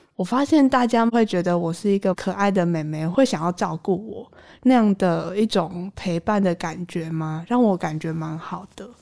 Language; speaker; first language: Chinese; native; Chinese